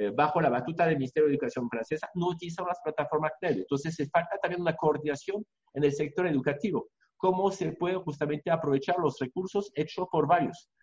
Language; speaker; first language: Spanish; non-native, fluent; French